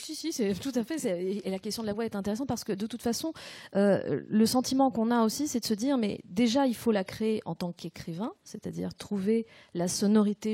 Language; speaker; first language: French; native; French